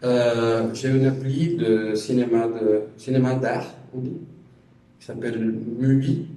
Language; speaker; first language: French; non-native, fluent; Spanish